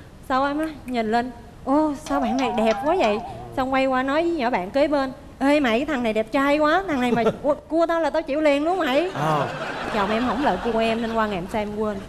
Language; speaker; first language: Vietnamese; native; Vietnamese